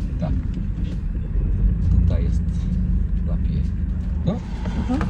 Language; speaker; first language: Polish; non-native, learner; Hungarian